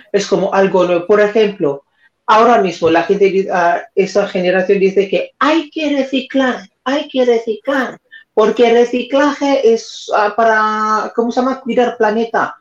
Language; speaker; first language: Spanish; non-native, fluent; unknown